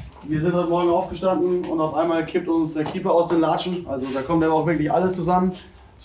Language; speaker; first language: German; native; German